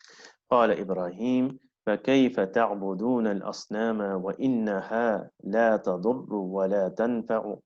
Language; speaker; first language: Arabic; non-native, fluent; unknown